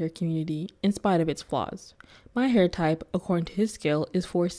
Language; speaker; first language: English; native; English